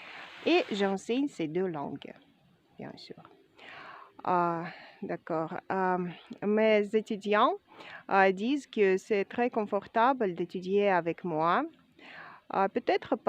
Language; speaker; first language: French; non-native, fluent; Russian